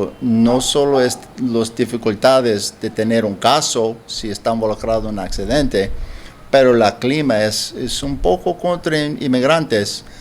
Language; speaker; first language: Spanish; non-native, learner; English